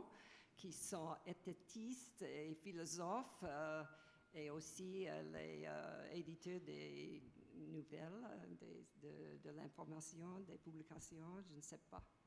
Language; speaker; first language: French; non-native, fluent; English